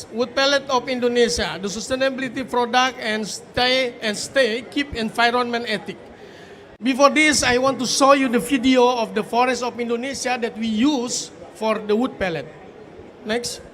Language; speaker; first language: English; non-native, fluent; Indonesian